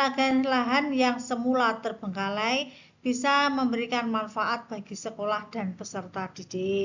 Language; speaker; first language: Indonesian; native; Indonesian